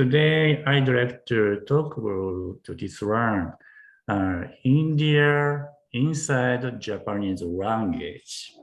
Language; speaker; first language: English; non-native, learner; Japanese